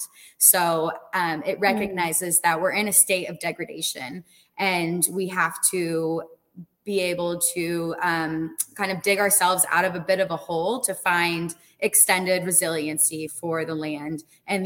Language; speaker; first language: English; native; English